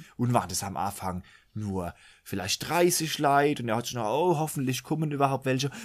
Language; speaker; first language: German; native; German